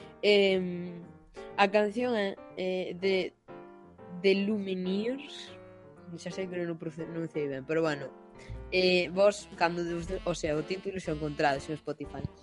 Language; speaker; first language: Galician; non-native, local second language; Spanish